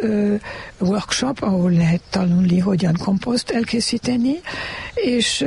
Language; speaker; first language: Hungarian; non-native, learner; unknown